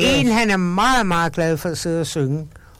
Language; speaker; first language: Danish; native; Danish